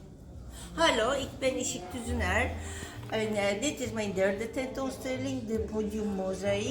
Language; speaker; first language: Dutch; non-native, fluent; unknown